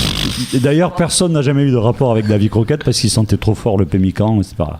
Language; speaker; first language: French; native; French